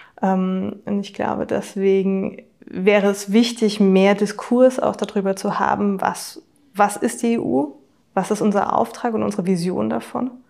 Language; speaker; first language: German; native; German